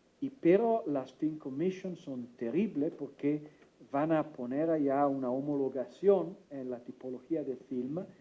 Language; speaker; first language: Spanish; non-native, fluent; Italian